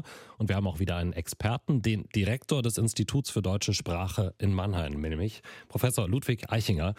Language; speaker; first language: German; native; German